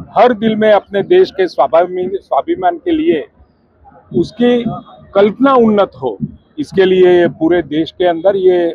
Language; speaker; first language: Hindi; non-native, local second language; Gujarati